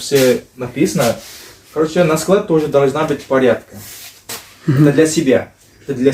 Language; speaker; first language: Russian; non-native, learner; Uzbek